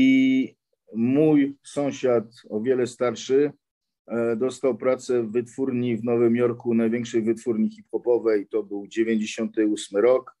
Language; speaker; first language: Polish; early bilingual, heritage; Polish